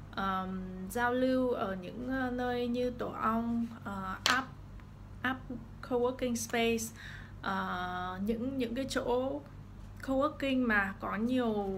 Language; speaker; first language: Vietnamese; early bilingual, heritage; Vietnamese